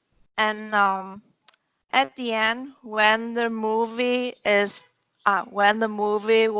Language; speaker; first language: English; non-native, learner; Vietnamese